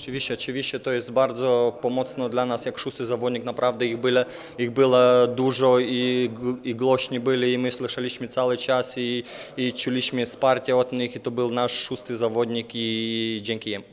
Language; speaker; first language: Polish; non-native, fluent; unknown